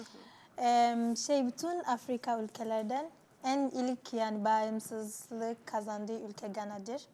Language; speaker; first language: Turkish; non-native, learner; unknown